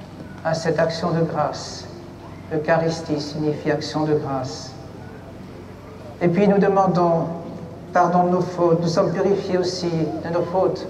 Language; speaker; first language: French; native; French